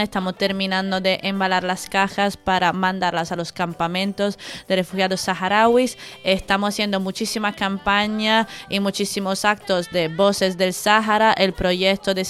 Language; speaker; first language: Spanish; native; Spanish